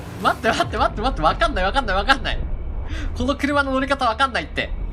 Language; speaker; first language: Japanese; native; Japanese